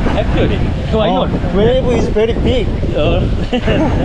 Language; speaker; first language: English; non-native, learner; Korean